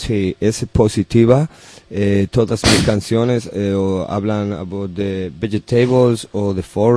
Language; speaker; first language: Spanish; non-native, learner; English